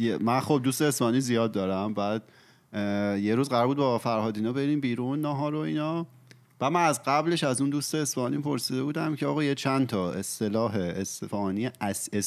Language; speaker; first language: Persian; native; Persian